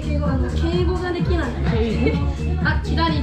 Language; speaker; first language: Korean; non-native, learner; Japanese